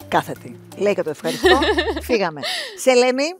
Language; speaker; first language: Greek; native; Greek